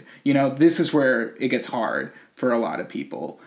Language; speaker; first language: English; native; English